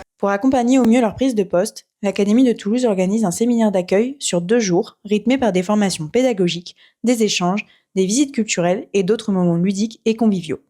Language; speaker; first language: French; native; French